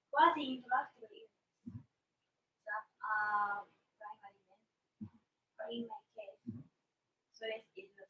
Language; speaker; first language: English; non-native, learner; Japanese